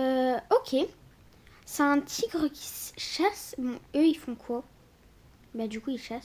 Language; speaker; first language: French; native; French